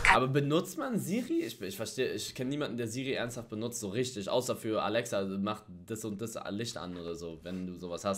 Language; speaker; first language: German; native; German